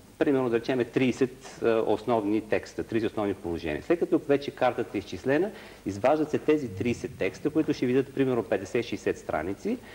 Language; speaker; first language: Bulgarian; native; Bulgarian